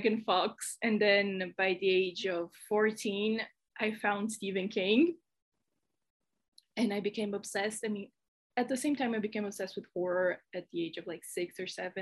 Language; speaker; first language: English; non-native, fluent; Portuguese